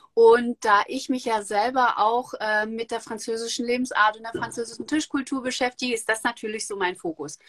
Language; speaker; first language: German; native; German